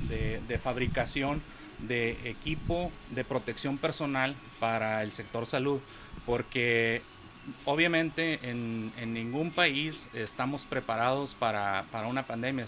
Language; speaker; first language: Spanish; native; Spanish